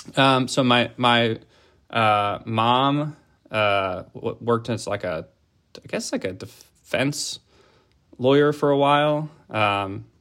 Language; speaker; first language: English; native; English